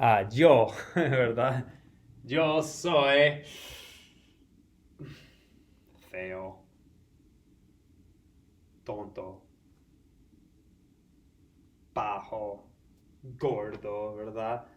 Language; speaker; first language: Spanish; non-native, fluent; English